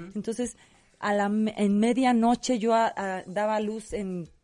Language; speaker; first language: Spanish; native; Spanish